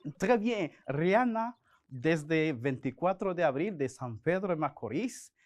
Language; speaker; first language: Spanish; non-native, fluent; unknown